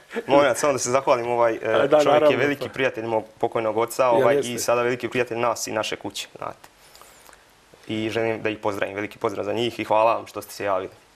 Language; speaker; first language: Croatian; native; Croatian